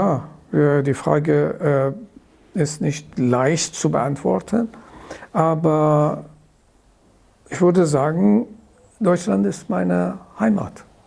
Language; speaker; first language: German; non-native, fluent; Persian